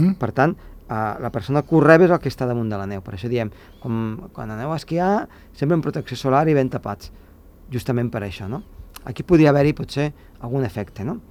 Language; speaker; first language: Catalan; native; Catalan